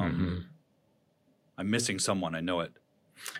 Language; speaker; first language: English; native; English